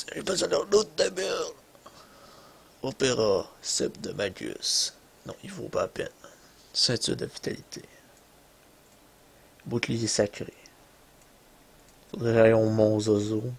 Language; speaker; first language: French; native; French